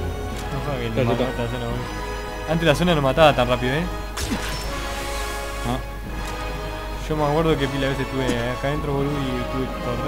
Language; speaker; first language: Spanish; native; Spanish